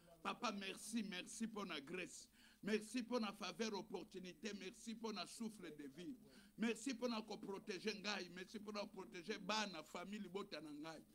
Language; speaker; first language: French; non-native, local second language; Lingala